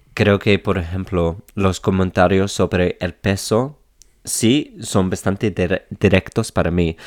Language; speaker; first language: Spanish; non-native, fluent; English